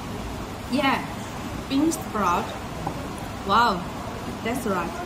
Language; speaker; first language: English; non-native, learner; Chinese